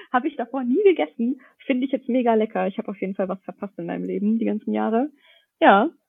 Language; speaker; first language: German; early bilingual, other home language; Russian